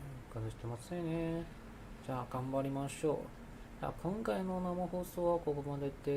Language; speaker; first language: Japanese; non-native, learner; Chinese